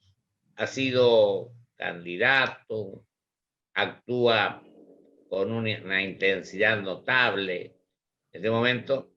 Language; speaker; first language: Spanish; native; Spanish